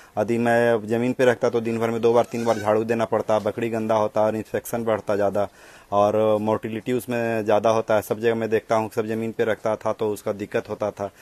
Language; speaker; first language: Hindi; native; Hindi